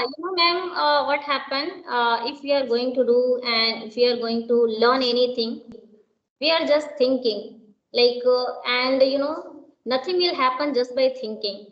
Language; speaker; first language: English; non-native, local second language; Hindi